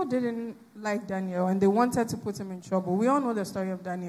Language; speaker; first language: English; non-native, local second language; Akan